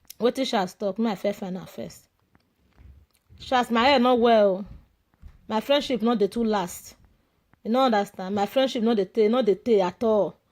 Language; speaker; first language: Nigerian Pidgin; non-native, local second language; Bini